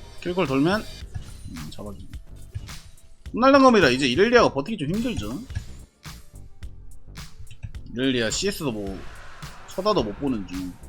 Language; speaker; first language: Korean; native; Korean